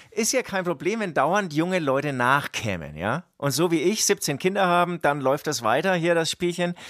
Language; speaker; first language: German; native; German